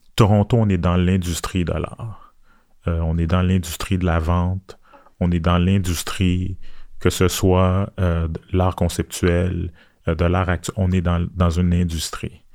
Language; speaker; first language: French; early bilingual, other home language; Haitian Creole